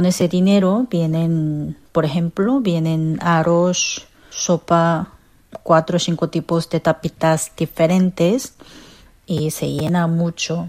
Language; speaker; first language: Spanish; non-native, fluent; Korean